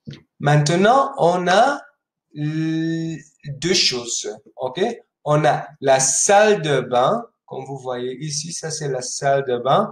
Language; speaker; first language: French; non-native, fluent; Spanish